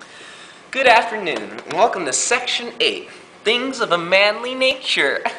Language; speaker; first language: English; native; English